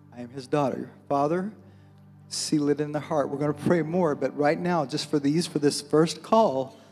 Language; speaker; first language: English; native; English